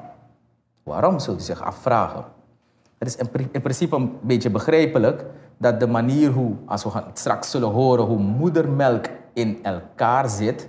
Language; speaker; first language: Dutch; native; Dutch